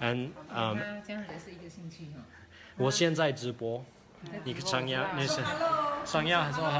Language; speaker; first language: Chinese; non-native, learner; English